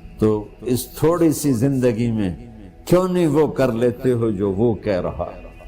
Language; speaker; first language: Urdu; non-native, local second language; Punjabi